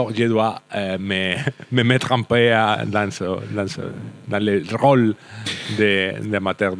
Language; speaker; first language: French; non-native, learner; Spanish